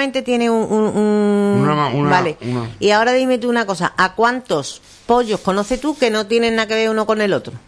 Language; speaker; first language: Spanish; native; Spanish